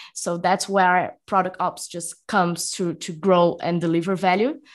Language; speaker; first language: English; non-native, fluent; Portuguese